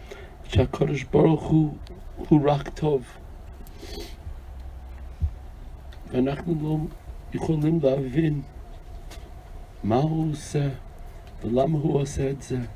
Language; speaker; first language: Hebrew; non-native, fluent; English